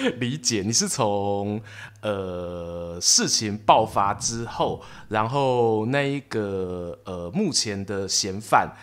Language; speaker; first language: Chinese; native; Chinese